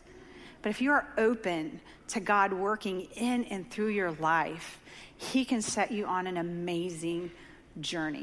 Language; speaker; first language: English; native; English